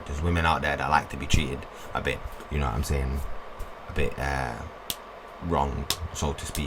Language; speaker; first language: English; native; English